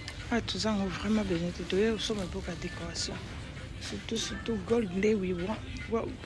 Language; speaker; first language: French; non-native, local second language; Lingala